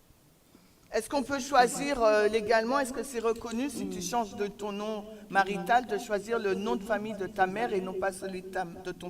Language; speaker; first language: French; native; French